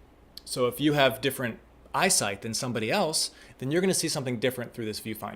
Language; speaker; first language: English; native; English